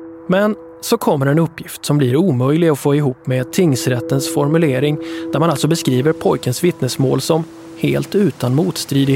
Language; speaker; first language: Swedish; native; Swedish